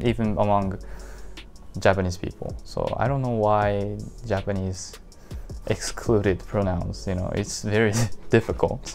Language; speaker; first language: English; non-native, fluent; Japanese